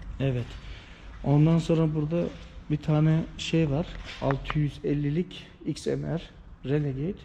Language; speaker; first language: Turkish; early bilingual, heritage; Turkish